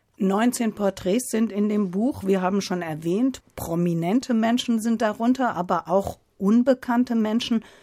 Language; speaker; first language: German; early bilingual, other home language; Spanish